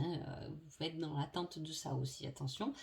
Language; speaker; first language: French; native; French